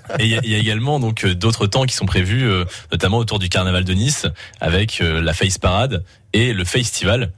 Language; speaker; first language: French; native; French